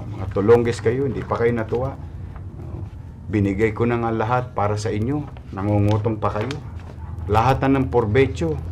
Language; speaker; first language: Filipino; native; Filipino